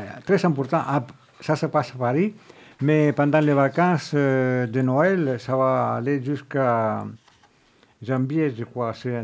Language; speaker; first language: French; non-native, fluent; Spanish